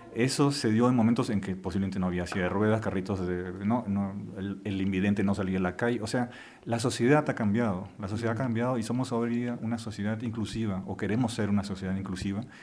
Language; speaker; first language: Spanish; non-native, fluent; German